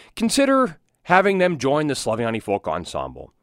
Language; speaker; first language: English; native; English